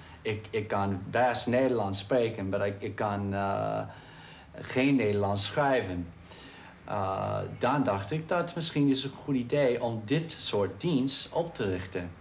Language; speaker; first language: Dutch; non-native, fluent; English